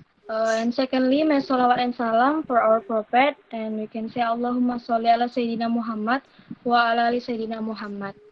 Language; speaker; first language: English; non-native, learner; Indonesian